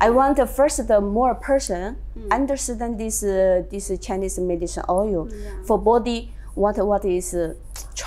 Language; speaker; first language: English; non-native, learner; Chinese